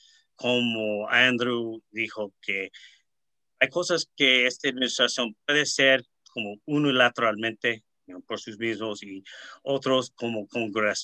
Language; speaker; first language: Spanish; early bilingual, heritage; Spanish